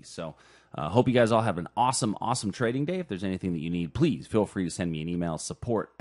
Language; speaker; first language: English; native; English